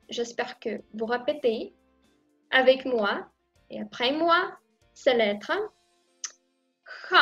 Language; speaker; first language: French; non-native, fluent; Russian